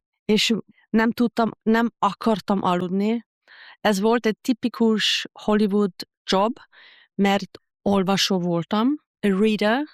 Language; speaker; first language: Hungarian; non-native, fluent; German